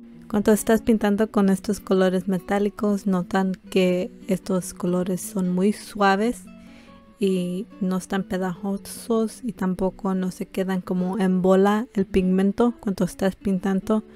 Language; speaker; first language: Spanish; early bilingual, heritage; Spanish